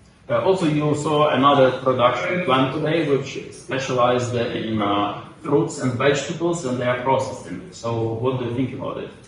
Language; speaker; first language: English; non-native, fluent; Ukrainian